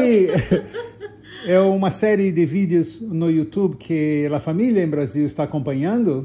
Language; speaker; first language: Italian; non-native, learner; Portuguese